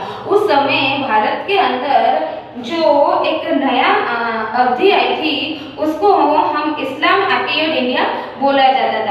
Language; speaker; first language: Hindi; native; Hindi